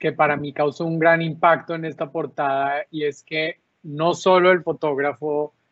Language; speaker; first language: Spanish; native; Spanish